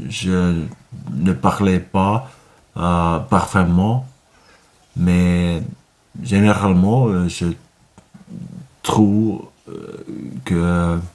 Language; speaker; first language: French; non-native, learner; Finnish